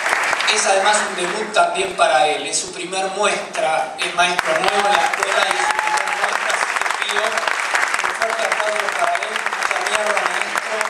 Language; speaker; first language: Spanish; native; Spanish